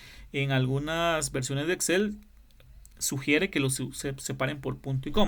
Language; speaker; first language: Spanish; native; Spanish